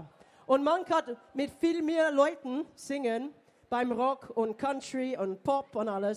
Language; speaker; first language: German; non-native, learner; English